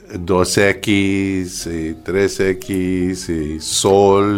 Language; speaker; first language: Portuguese; non-native, learner; English